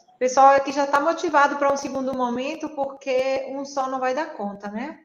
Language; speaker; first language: Portuguese; native; Portuguese